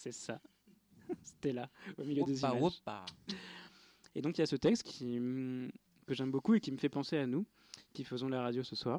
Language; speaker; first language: French; native; French